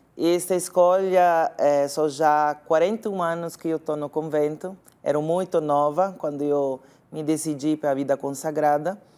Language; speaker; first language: Portuguese; non-native, fluent; Italian